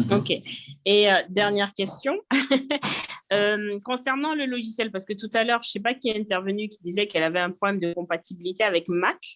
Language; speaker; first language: French; native; French